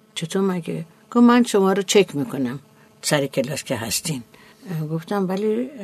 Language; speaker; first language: Persian; native; Persian